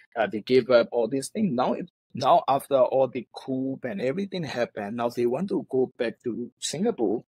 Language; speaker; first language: English; non-native, fluent; Burmese